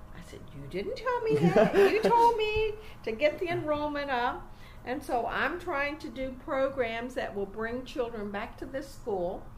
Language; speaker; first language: English; native; English